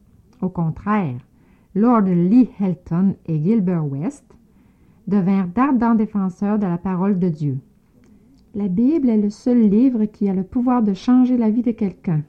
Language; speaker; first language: French; native; French